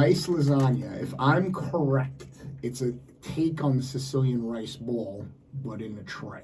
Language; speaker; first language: English; native; English